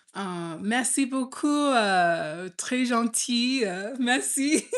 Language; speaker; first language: French; non-native, learner; English